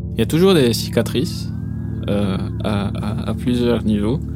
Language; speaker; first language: French; non-native, local second language; Arabic